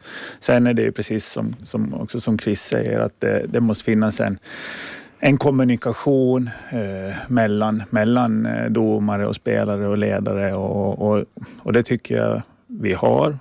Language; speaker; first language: Swedish; native; Swedish